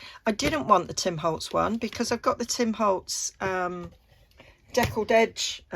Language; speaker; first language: English; native; English